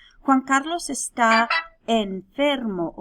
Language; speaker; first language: Spanish; non-native, fluent; English